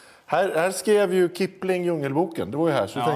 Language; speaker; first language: Swedish; native; Swedish